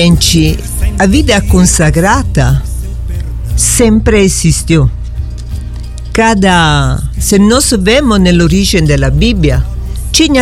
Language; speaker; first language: Portuguese; non-native, learner; Italian